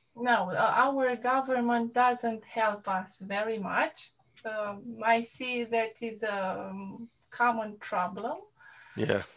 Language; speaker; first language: English; non-native, fluent; Romanian